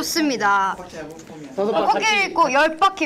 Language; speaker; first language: Korean; native; Korean